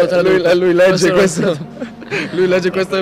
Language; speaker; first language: Italian; non-native, learner; Polish